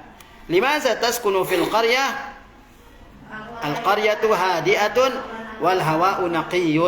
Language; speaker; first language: Arabic; non-native, fluent; Indonesian